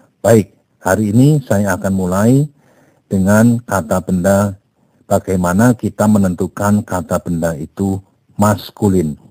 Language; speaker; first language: Indonesian; native; Indonesian